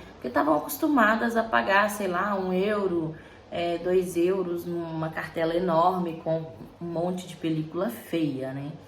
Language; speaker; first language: Portuguese; native; Portuguese